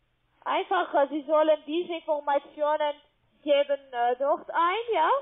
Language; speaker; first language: German; non-native, learner; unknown